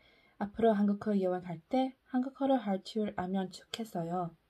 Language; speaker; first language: Korean; non-native, learner; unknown